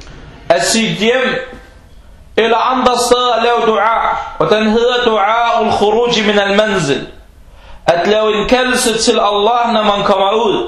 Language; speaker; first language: Danish; non-native, local second language; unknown